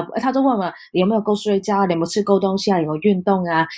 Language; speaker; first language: Chinese; non-native, local second language; Cantonese